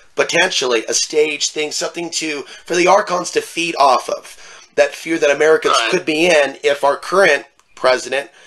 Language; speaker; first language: English; native; English